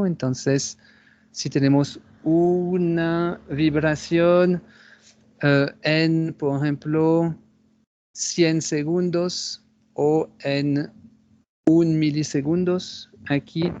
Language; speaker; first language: Spanish; non-native, fluent; French